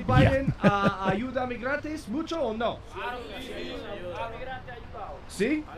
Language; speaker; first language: Spanish; non-native, learner; English